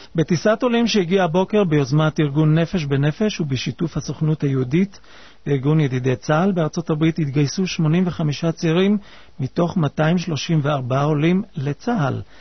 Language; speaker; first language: Hebrew; native; Hebrew